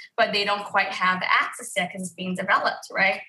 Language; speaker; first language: English; early bilingual, other home language; Vietnamese